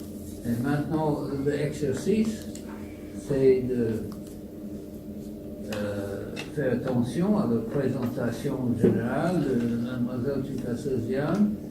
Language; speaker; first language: French; non-native, fluent; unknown